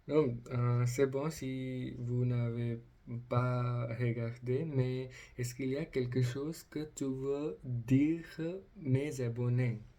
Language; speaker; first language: French; non-native, learner; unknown